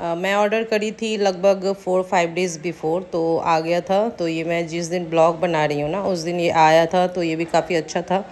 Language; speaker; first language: Hindi; native; Hindi